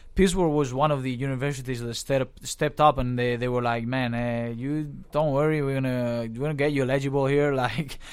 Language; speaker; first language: English; non-native, fluent; Spanish